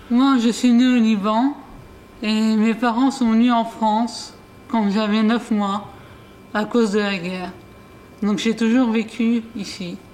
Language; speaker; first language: French; early bilingual, other home language; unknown